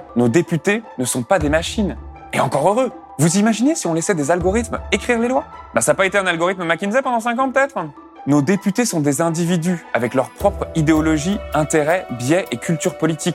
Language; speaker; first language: French; native; French